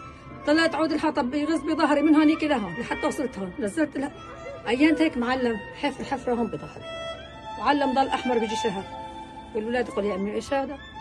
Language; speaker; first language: Arabic; native; Arabic